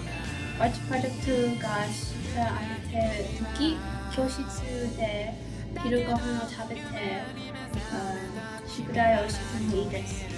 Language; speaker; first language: Japanese; non-native, learner; English